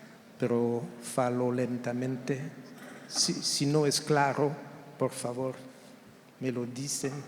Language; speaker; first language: Spanish; non-native, fluent; French